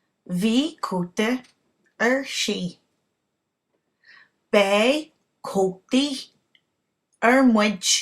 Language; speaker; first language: Irish; non-native, local second language; English